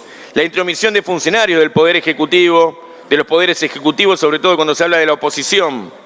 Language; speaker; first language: Spanish; native; Spanish